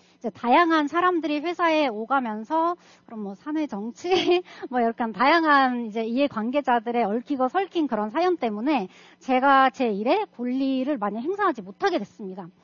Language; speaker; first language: Korean; non-native, fluent; Russian